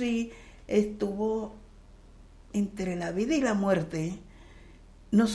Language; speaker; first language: Spanish; native; Spanish